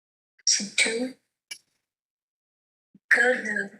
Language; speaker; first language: French; non-native, learner; Vietnamese